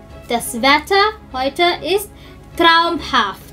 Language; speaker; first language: German; non-native, fluent; Filipino